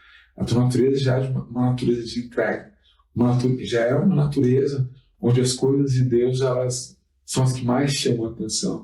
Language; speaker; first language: Portuguese; native; Portuguese